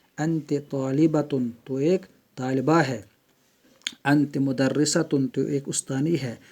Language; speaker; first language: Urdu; non-native, local second language; Kashmiri